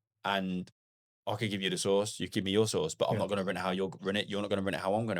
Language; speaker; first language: English; native; English